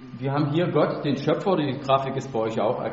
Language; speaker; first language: German; native; German